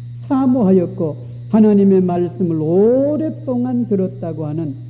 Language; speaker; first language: Korean; native; Korean